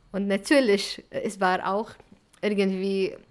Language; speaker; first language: German; non-native, fluent; Arabic